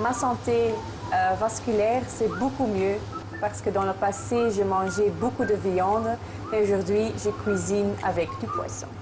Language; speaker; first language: French; non-native, local second language; Dutch